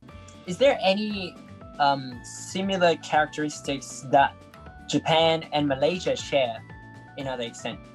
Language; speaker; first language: English; non-native, learner; Japanese